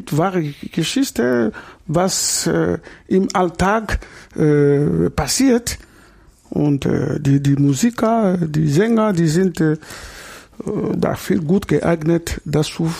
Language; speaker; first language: German; non-native, learner; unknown